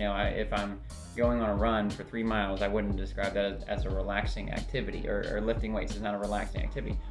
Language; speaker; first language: English; native; English